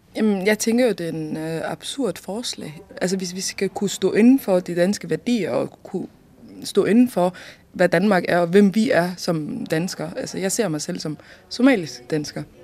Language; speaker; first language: Danish; early bilingual, other home language; Somali